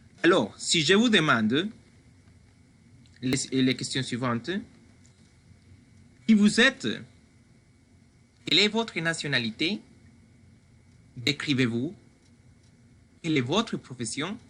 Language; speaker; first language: French; non-native, fluent; Spanish